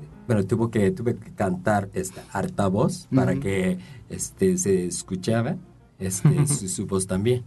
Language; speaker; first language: Spanish; non-native, fluent; Japanese